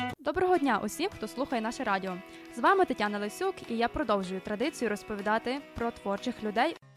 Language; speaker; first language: Ukrainian; native; Ukrainian